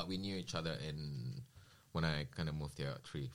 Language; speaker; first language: English; non-native, local second language; Malay